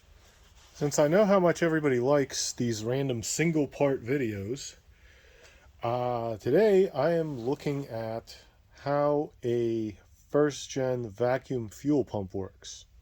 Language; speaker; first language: English; native; English